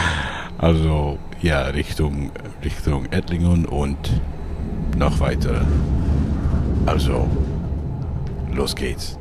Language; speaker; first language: German; non-native, learner; English